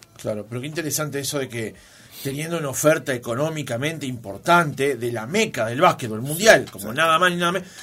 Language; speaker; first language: Spanish; native; Spanish